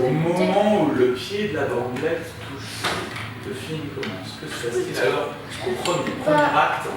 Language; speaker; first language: French; native; French